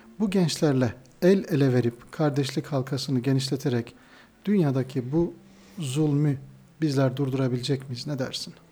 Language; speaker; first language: Turkish; native; Turkish